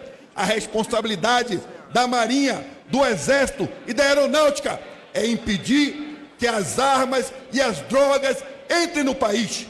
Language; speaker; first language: Portuguese; native; Portuguese